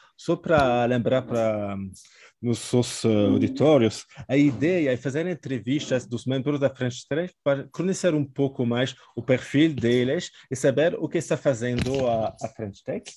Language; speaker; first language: Portuguese; non-native, fluent; French